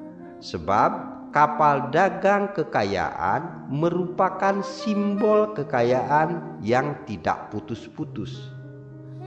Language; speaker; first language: Indonesian; native; Indonesian